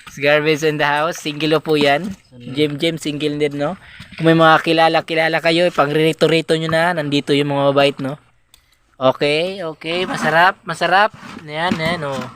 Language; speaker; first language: Filipino; native; Filipino